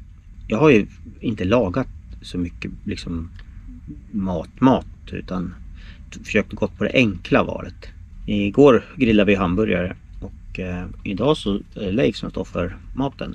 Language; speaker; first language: Swedish; native; Swedish